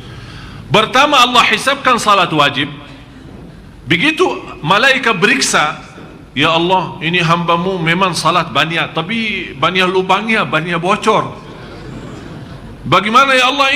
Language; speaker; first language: Indonesian; non-native, fluent; Arabic